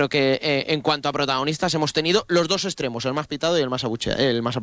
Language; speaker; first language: Spanish; native; Spanish